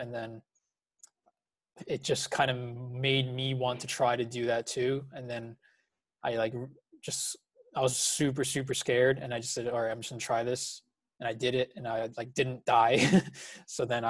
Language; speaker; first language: English; native; English